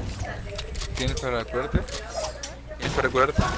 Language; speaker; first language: Spanish; native; Spanish